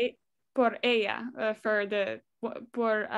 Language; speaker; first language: Spanish; non-native, learner; English